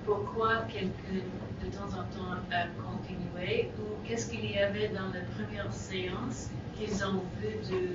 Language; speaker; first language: French; non-native, learner; English